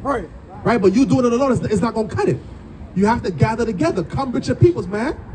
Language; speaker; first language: English; native; English